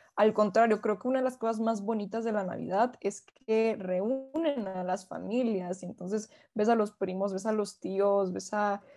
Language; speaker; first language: Spanish; native; Spanish